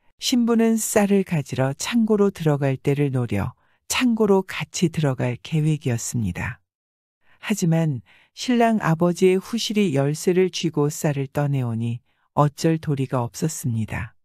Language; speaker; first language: Korean; native; Korean